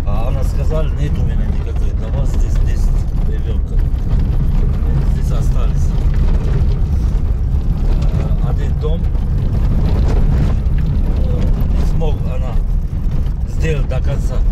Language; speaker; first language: Russian; non-native, learner; Uzbek